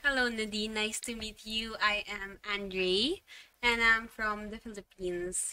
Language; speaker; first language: English; non-native, local second language; Filipino